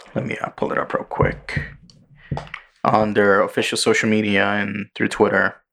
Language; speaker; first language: English; early bilingual, other home language; Spanish